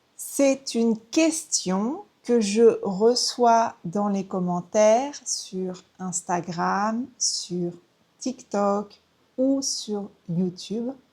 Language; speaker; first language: French; native; French